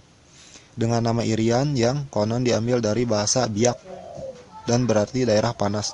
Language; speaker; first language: Indonesian; native; Indonesian